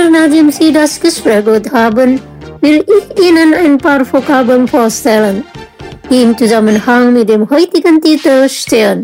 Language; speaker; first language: German; non-native, learner; Indonesian